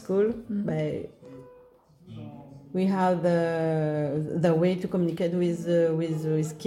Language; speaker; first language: English; non-native, local second language; Morisyen